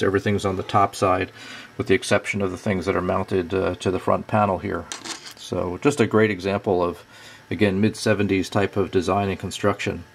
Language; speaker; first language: English; native; English